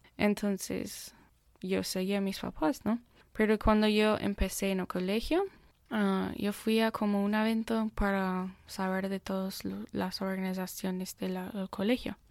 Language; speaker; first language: Spanish; non-native, fluent; English